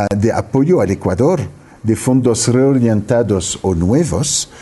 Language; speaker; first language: Spanish; non-native, fluent; French